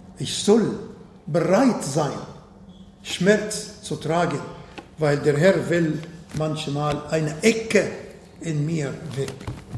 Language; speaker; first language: German; non-native, fluent; Arabic